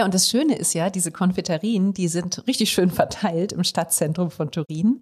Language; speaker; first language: German; native; German